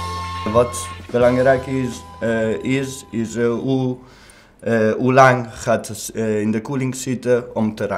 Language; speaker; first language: Dutch; non-native, learner; Italian